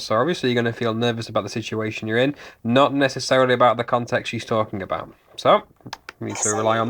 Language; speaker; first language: English; native; English